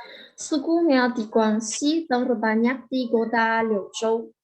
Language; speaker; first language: Indonesian; non-native, fluent; Chinese